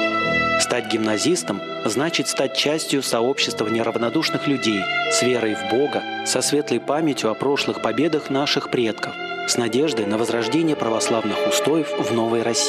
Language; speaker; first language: Russian; native; Russian